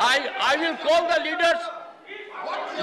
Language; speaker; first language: English; non-native, local second language; Hindi